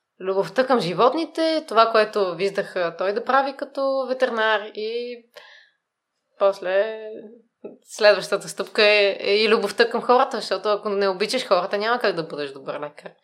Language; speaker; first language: Bulgarian; native; Bulgarian